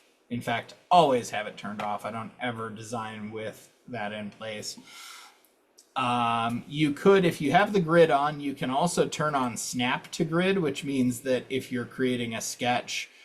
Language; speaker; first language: English; native; English